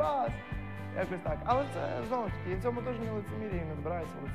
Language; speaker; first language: Ukrainian; native; Ukrainian